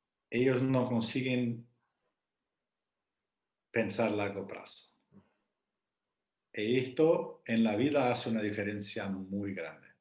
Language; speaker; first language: Spanish; non-native, fluent; Portuguese